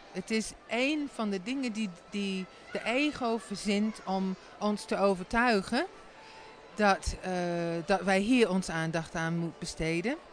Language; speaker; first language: Dutch; non-native, fluent; English